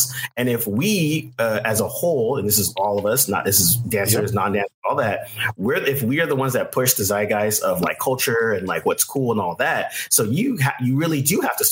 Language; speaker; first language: English; native; English